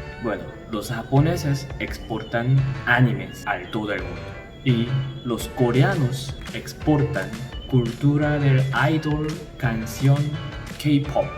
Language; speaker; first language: Spanish; non-native, learner; Korean